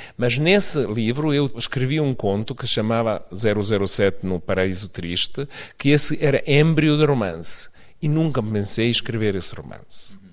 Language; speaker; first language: Portuguese; non-native, fluent; Serbian